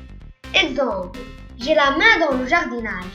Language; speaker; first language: French; non-native, local second language; Arabic